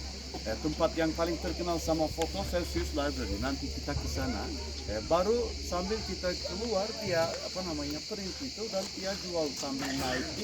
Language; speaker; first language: Indonesian; non-native, learner; Turkish